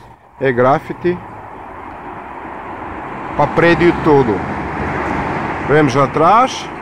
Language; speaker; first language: Portuguese; non-native, learner; Ukrainian